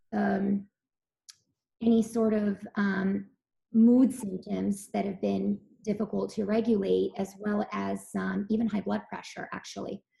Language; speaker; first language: English; early bilingual, other home language; Serbian